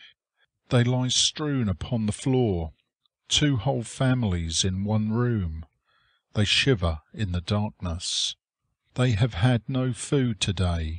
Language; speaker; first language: English; native; English